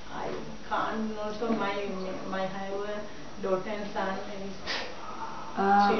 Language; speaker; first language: English; non-native, learner; Sinhala